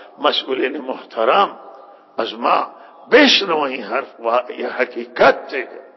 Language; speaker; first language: Persian; non-native, local second language; Baluchi